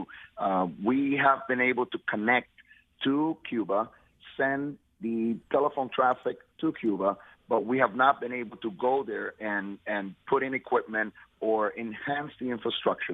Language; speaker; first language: English; native; English